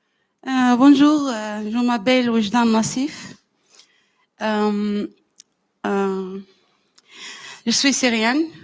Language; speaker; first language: French; non-native, learner; Arabic